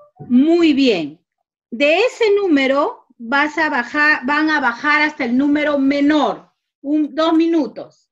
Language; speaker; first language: Spanish; native; Spanish